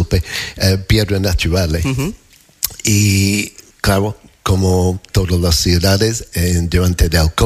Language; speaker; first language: Spanish; non-native, learner; English